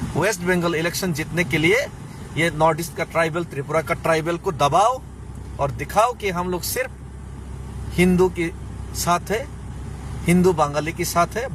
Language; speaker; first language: Hindi; non-native, local second language; Kok Borok